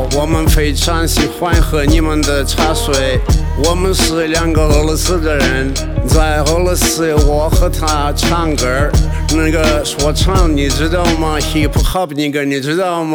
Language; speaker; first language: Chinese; non-native, learner; Russian